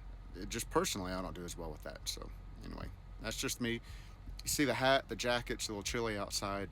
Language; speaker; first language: English; native; English